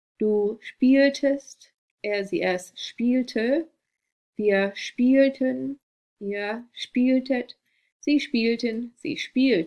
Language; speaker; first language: German; non-native, fluent; English